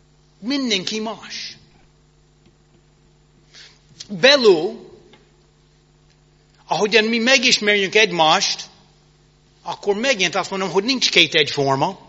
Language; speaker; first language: Hungarian; non-native, fluent; English